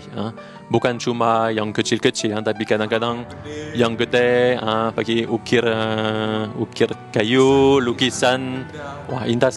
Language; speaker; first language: Indonesian; non-native, learner; French